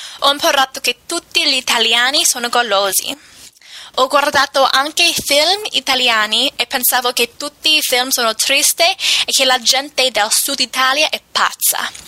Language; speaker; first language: Italian; non-native, fluent; English